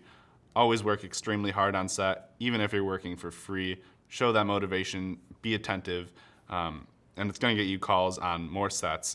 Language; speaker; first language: English; native; English